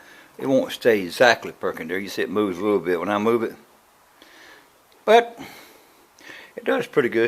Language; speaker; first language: English; native; English